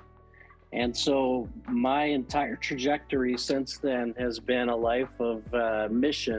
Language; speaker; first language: English; native; English